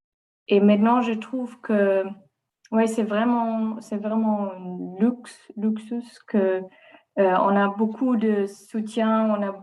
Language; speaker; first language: French; non-native, learner; German